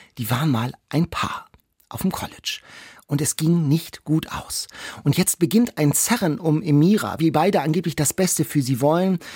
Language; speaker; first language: German; native; German